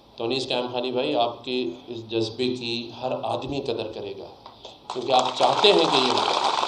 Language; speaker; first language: Urdu; native; Urdu